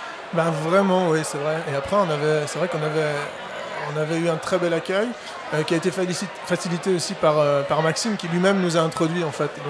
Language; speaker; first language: French; native; French